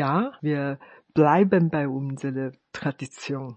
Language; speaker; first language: German; non-native, fluent; Chinese